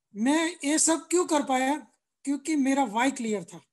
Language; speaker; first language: Hindi; non-native, local second language; Gujarati